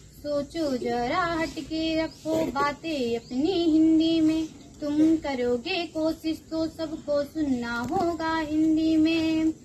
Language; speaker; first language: Hindi; native; Hindi